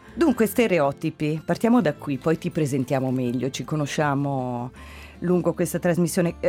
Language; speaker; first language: Italian; native; Italian